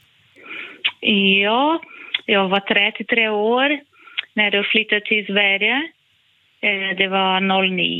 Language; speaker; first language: Swedish; non-native, fluent; Portuguese